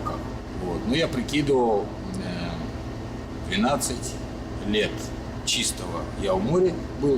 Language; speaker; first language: Russian; native; Russian